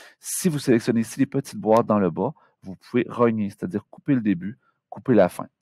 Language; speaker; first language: French; native; French